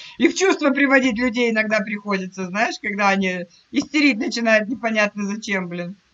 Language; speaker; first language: Russian; native; Russian